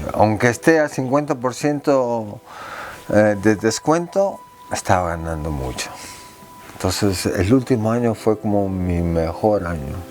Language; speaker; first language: Spanish; early bilingual, heritage; Spanish